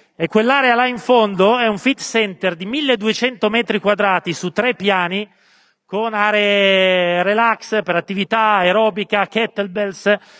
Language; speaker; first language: Italian; native; Italian